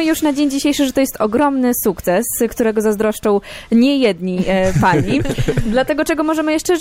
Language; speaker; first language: Polish; native; Polish